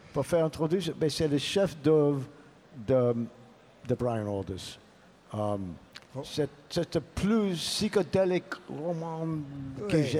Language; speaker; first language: French; non-native, learner; English